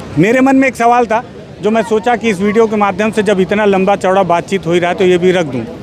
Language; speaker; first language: Hindi; native; Hindi